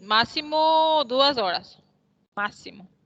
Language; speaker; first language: Portuguese; non-native, fluent; Spanish